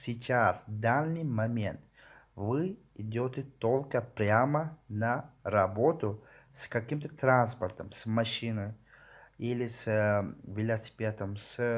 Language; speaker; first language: Russian; non-native, learner; Tajik